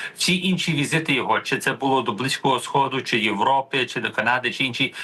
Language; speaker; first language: Ukrainian; early bilingual, heritage; Ukrainian